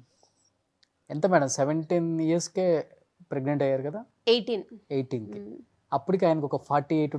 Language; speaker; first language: Telugu; native; Telugu